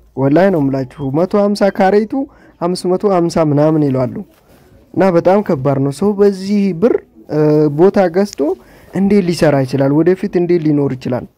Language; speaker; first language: Amharic; native; Amharic